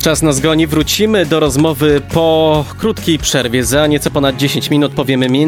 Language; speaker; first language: Polish; native; Polish